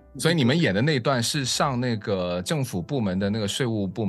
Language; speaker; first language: Chinese; native; Chinese